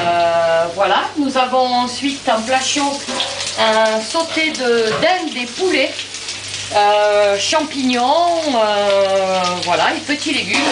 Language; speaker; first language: French; native; French